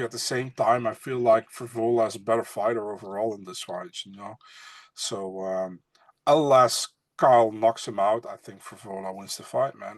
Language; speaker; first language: English; non-native, fluent; Dutch